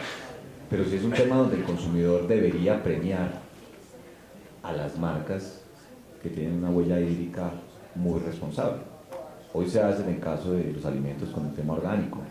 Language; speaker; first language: Spanish; native; Spanish